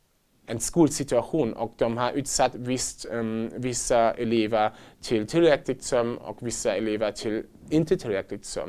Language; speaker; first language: Swedish; non-native, fluent; German